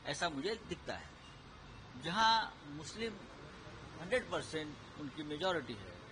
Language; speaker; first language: Hindi; non-native, local second language; Marathi